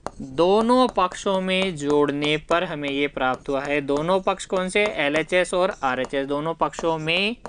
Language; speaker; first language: Hindi; native; Hindi